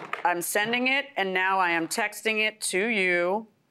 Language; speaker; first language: English; early bilingual, other home language; Spanish